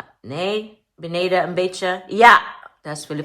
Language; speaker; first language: Dutch; non-native, learner; Cebuano